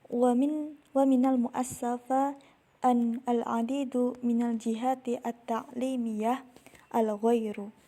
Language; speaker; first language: Arabic; non-native, learner; Indonesian